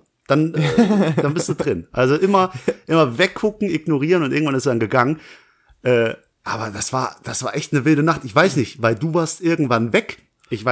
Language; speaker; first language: German; native; German